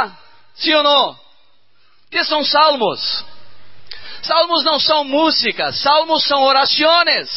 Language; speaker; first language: Spanish; non-native, learner; Portuguese